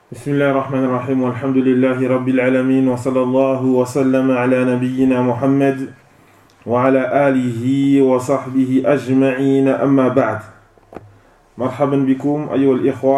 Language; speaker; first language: Arabic; non-native, fluent; French